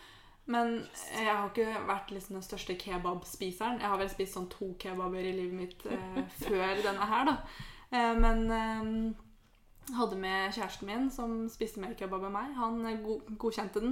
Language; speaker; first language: Norwegian; native; Norwegian